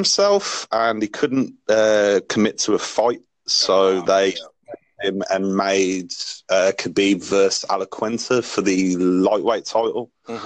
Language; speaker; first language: English; native; English